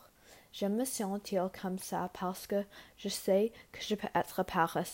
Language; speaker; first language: French; non-native, learner; English